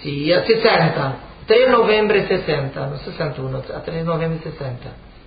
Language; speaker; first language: Italian; non-native, fluent; Portuguese